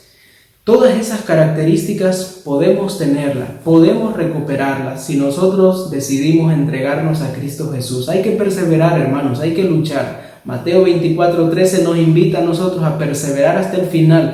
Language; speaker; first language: Spanish; native; Spanish